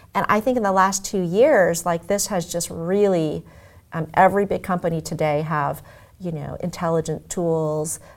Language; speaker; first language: English; native; English